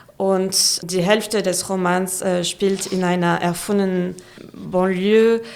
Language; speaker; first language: German; non-native, fluent; French